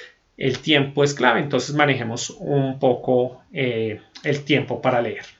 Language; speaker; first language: Spanish; native; Spanish